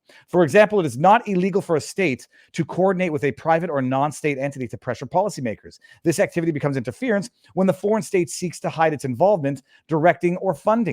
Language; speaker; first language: English; native; English